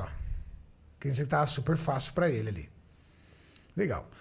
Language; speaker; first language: Portuguese; native; Portuguese